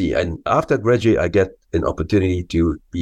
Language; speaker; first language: English; non-native, local second language; Cantonese